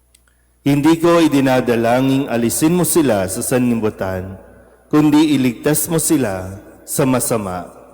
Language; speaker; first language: Filipino; native; Filipino